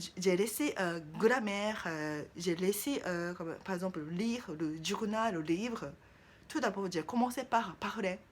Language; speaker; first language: French; non-native, learner; Japanese